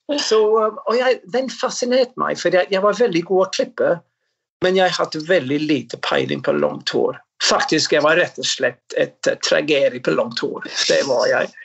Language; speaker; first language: Norwegian; non-native, fluent; English